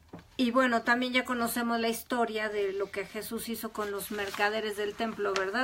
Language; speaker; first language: Spanish; native; Spanish